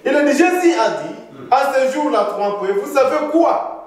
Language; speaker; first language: French; non-native, local second language; Swahili